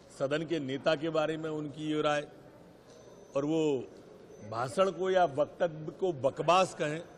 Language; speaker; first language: Hindi; native; Hindi